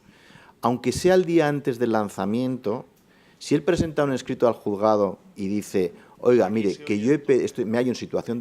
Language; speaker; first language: Spanish; native; Spanish